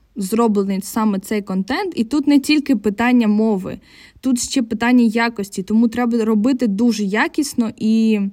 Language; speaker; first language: Ukrainian; non-native, local second language; Russian